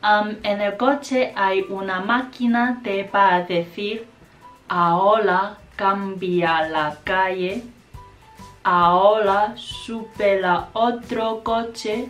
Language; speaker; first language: Spanish; non-native, fluent; Chinese